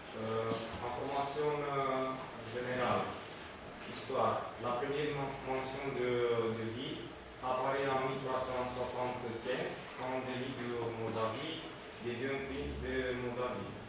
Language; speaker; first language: French; non-native, learner; Romanian